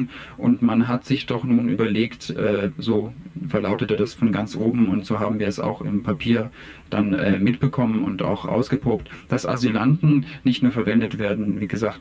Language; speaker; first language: German; native; German